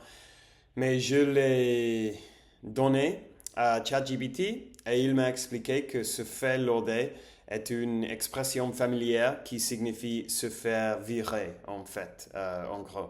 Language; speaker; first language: French; non-native, learner; English